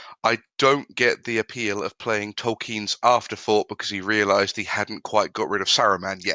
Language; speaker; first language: English; native; English